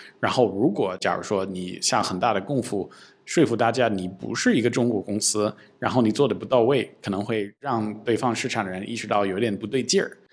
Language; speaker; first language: Chinese; non-native, fluent; English